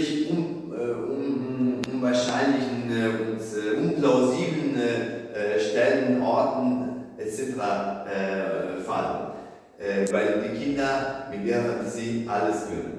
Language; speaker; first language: German; non-native, fluent; Italian